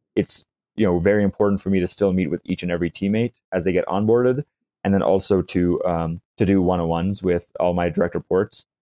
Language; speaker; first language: English; native; English